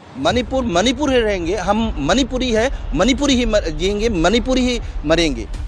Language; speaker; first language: Hindi; non-native, local second language; Manipuri